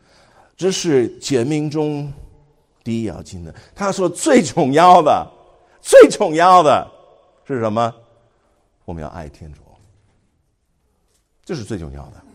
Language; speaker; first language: Chinese; non-native, fluent; English